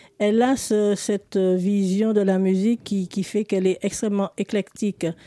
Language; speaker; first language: French; native; French